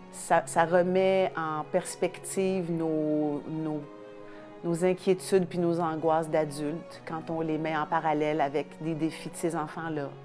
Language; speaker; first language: French; native; French